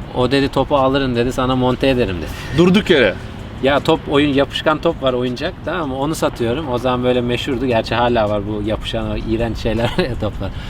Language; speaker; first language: Turkish; native; Turkish